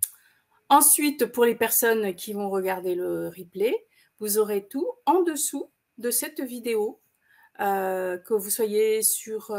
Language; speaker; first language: French; native; French